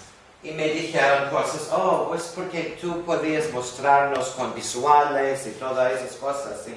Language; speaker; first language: Spanish; non-native, fluent; English